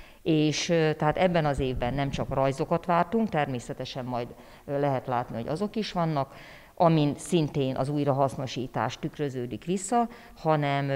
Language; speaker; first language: Hungarian; native; Hungarian